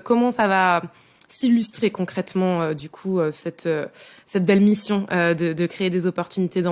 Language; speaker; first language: French; native; French